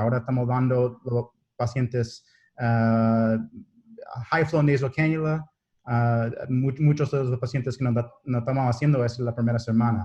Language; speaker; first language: Spanish; non-native, learner; English